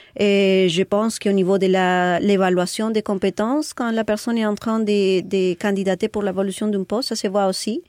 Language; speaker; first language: French; non-native, fluent; Spanish